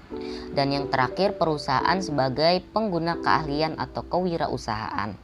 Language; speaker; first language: Indonesian; native; Indonesian